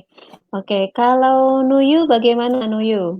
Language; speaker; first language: Indonesian; native; Indonesian